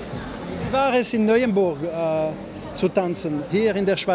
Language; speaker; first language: German; non-native, learner; French